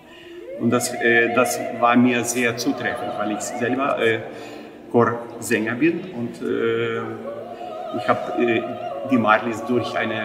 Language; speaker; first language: German; non-native, fluent; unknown